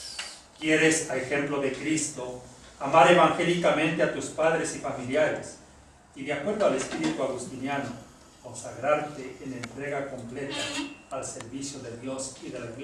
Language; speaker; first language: Spanish; native; Spanish